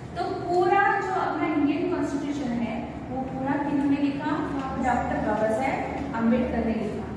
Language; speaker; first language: Hindi; non-native, local second language; Marathi